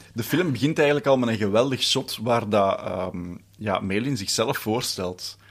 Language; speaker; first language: Dutch; native; Dutch